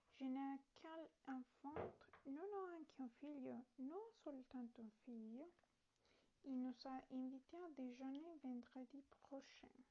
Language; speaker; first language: French; non-native, learner; Italian